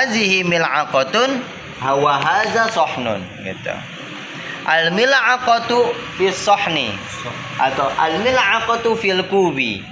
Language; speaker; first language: Arabic; non-native, fluent; Indonesian